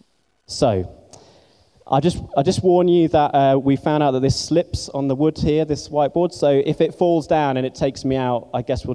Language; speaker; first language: English; native; English